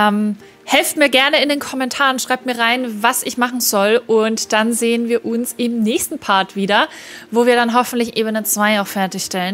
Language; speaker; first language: German; native; German